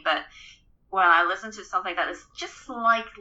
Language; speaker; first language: English; non-native, local second language; Cantonese